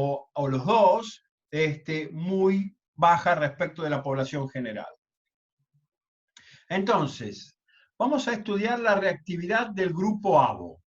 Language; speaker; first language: Spanish; native; Spanish